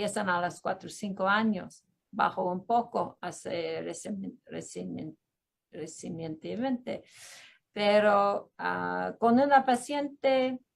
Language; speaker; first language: Spanish; non-native, fluent; English